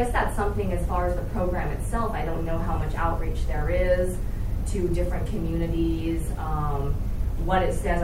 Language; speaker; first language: English; native; English